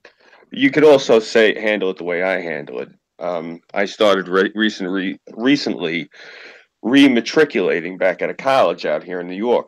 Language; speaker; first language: English; native; English